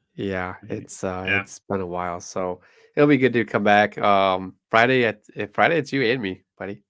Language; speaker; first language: English; native; English